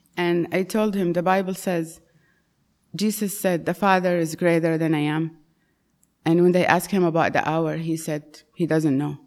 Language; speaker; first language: English; non-native, fluent; Arabic